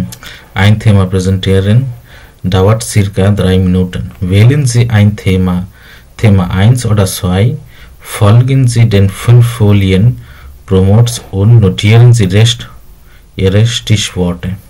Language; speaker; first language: German; non-native, learner; Bangla